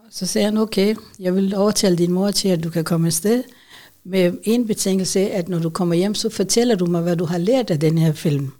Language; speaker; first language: Danish; non-native, fluent; Urdu